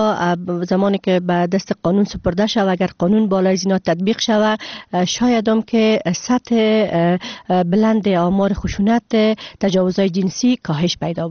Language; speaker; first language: Persian; native; Persian